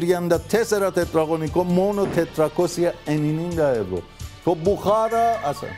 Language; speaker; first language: Greek; non-native, fluent; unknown